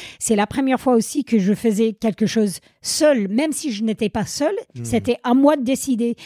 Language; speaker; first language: French; non-native, fluent; English